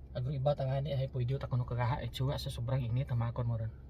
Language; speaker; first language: Filipino; non-native, local second language; Aklanon